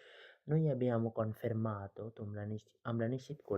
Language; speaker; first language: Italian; non-native, learner; Bangla